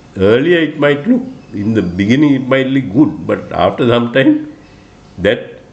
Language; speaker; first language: English; non-native, local second language; Sinhala